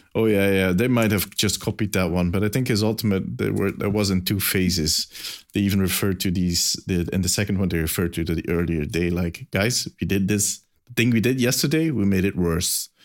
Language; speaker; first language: English; non-native, fluent; Dutch